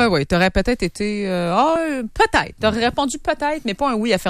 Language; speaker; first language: French; native; French